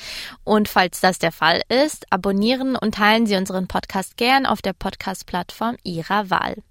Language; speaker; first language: German; native; German